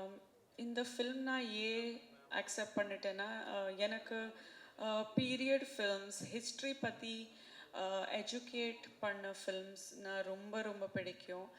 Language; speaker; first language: Tamil; non-native, fluent; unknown